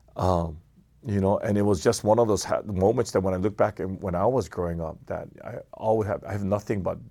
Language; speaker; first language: English; native; English